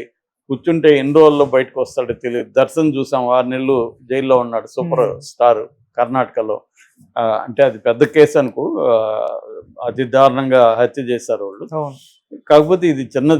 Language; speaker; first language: Telugu; native; Telugu